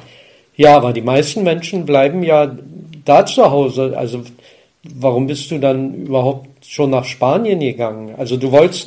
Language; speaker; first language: German; native; German